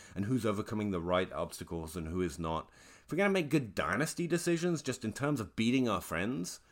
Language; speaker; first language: English; native; English